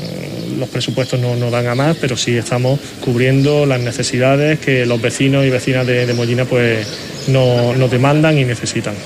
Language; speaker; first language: Spanish; native; Spanish